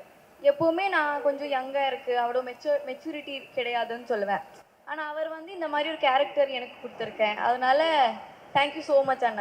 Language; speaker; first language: Tamil; non-native, fluent; Malayalam